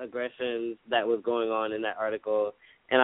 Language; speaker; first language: English; native; English